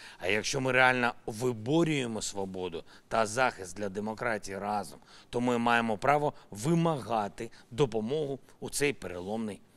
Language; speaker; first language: Ukrainian; non-native, local second language; Russian